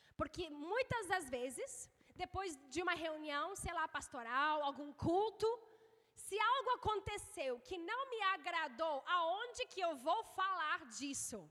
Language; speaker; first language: Portuguese; non-native, fluent; English